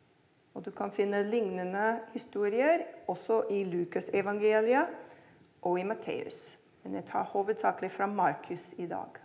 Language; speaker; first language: Norwegian; non-native, fluent; English